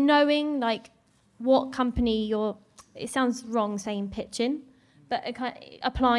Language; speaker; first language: English; native; English